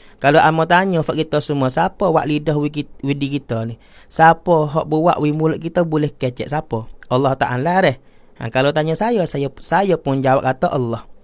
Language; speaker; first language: Malay; native; Malay